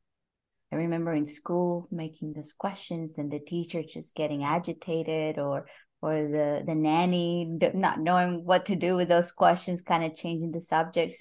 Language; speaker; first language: English; non-native, fluent; Spanish